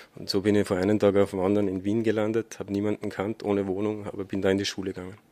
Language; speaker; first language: German; native; German